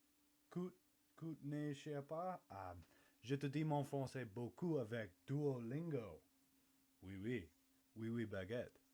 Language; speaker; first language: French; non-native, learner; English